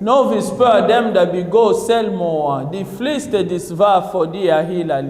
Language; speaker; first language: Danish; non-native, fluent; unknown